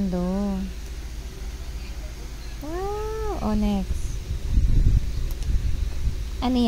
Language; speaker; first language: Filipino; native; Filipino